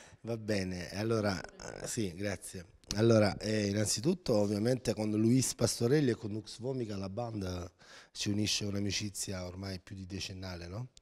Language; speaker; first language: Italian; native; Italian